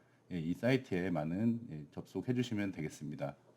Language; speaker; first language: Korean; native; Korean